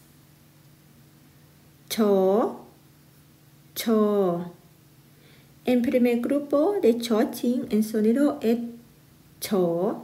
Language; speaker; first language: Spanish; non-native, fluent; Thai